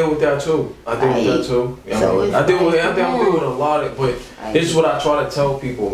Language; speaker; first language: English; native; English